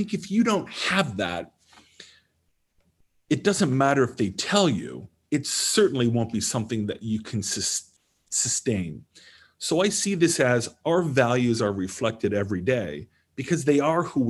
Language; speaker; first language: English; native; English